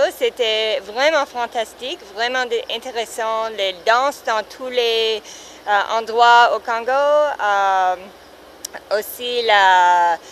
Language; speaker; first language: French; non-native, learner; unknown